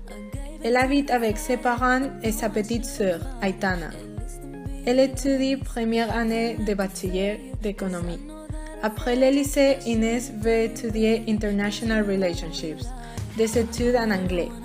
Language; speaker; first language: French; non-native, learner; Spanish